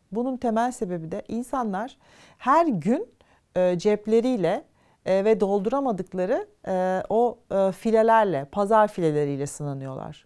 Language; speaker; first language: Turkish; native; Turkish